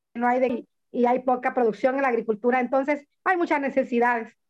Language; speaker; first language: Spanish; native; Spanish